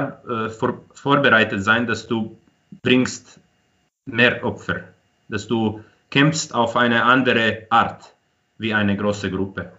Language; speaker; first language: German; non-native, fluent; Croatian